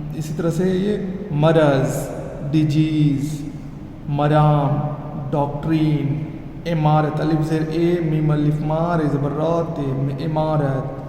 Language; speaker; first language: Hindi; native; Hindi